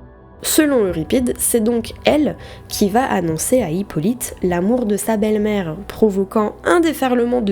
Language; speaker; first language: French; native; French